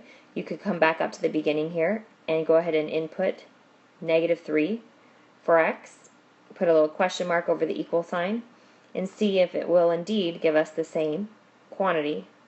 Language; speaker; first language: English; native; English